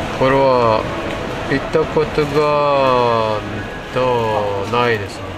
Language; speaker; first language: Japanese; non-native, learner; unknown